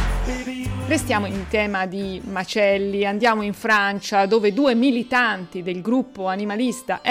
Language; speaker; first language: Italian; native; Italian